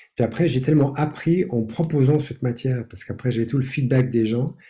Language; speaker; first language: French; non-native, fluent; English